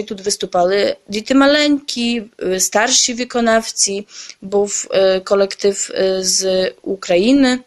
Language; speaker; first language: Ukrainian; early bilingual, heritage; Ukrainian